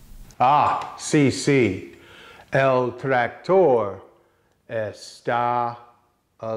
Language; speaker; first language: Spanish; non-native, learner; English